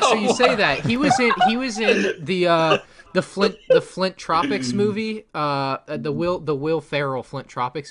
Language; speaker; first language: English; native; English